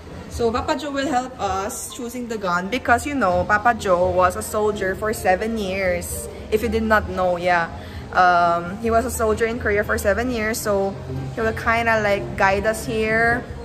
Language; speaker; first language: English; non-native, local second language; Korean